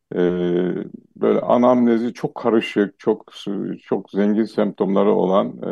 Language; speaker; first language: Turkish; non-native, local second language; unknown